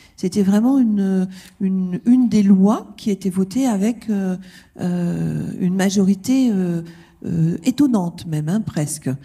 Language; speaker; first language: French; native; French